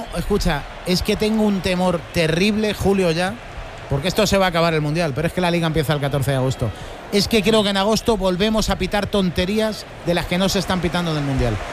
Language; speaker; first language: Spanish; native; Spanish